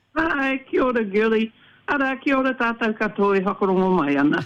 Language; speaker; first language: Māori; native; Māori